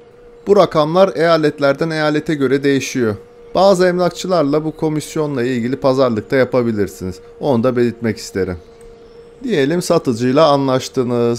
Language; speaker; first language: Turkish; native; Turkish